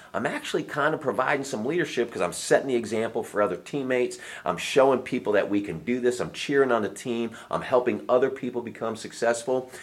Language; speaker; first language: English; native; English